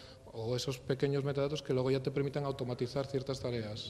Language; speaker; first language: Spanish; native; Spanish